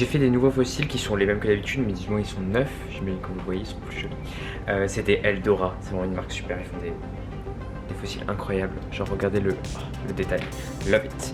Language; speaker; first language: French; native; French